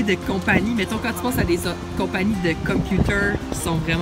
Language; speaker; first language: French; native; French